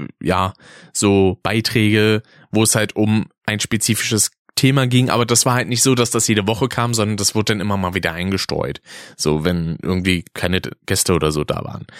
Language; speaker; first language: German; native; German